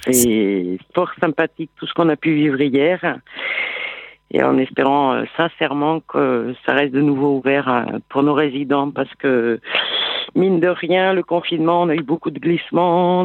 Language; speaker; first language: French; native; French